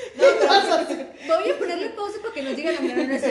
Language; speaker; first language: Spanish; native; Spanish